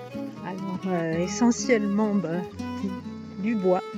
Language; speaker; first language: French; native; French